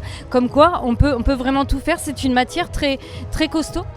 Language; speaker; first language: French; native; French